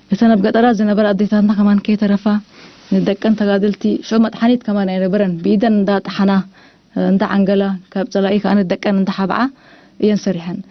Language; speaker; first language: Tigrinya; non-native, local second language; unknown